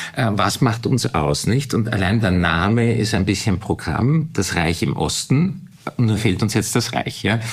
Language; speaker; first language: German; early bilingual, heritage; German